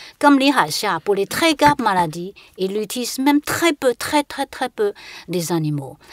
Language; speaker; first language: French; non-native, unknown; Chinese